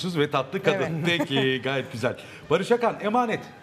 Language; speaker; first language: Turkish; native; Turkish